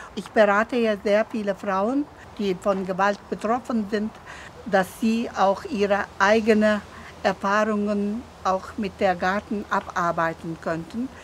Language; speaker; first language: German; non-native, fluent; Turkish